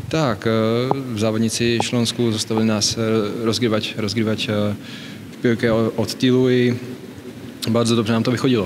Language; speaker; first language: Polish; non-native, fluent; Czech